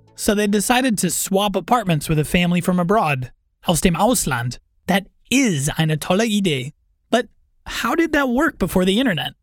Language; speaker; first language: English; native; English